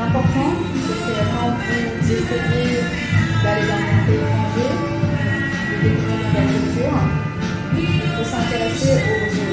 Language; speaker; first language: French; early bilingual, other home language; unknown